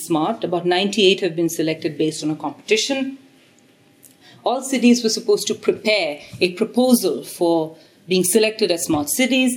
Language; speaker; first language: English; non-native, local second language; Tamil